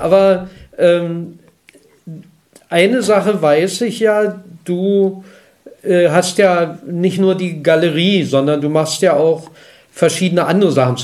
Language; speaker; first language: German; native; German